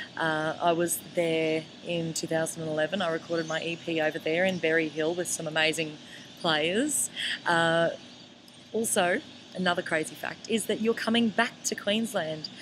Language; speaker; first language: English; native; English